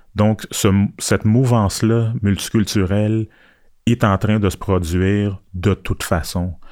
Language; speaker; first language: French; early bilingual, other home language; Haitian Creole